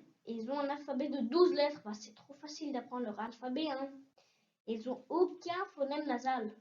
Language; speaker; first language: French; early bilingual, heritage; French